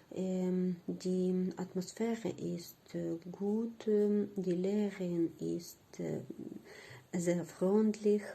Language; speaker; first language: German; non-native, learner; Ukrainian